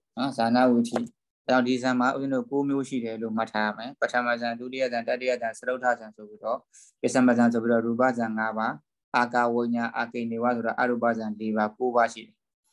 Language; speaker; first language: Burmese; native; Burmese